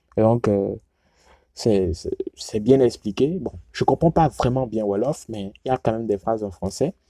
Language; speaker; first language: French; non-native, local second language; Yoruba